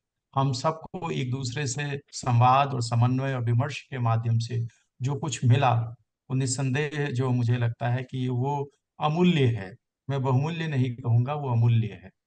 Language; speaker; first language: Hindi; native; Hindi